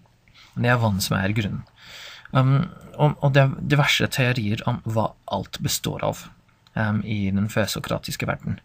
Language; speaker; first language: Norwegian; non-native, fluent; English